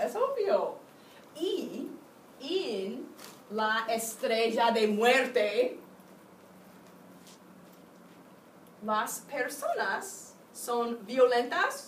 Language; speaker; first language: Spanish; non-native, fluent; English